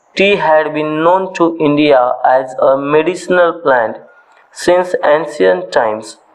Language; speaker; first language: English; non-native, local second language; Marathi